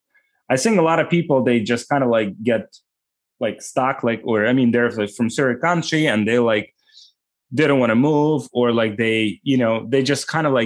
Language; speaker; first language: English; non-native, fluent; Ukrainian